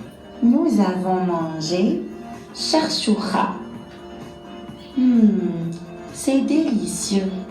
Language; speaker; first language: French; non-native, learner; Arabic